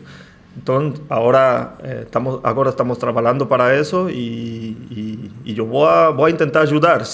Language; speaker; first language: Portuguese; non-native, learner; Spanish